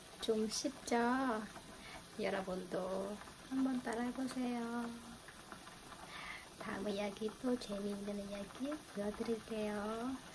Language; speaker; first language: Korean; non-native, fluent; Khmer